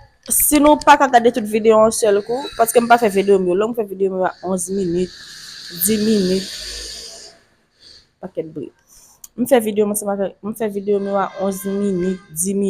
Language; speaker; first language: French; non-native, local second language; Haitian Creole